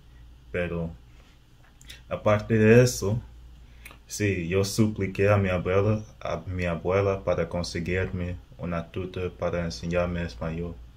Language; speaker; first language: Spanish; non-native, learner; English